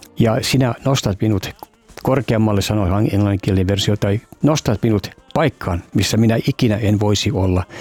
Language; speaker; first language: Finnish; native; Finnish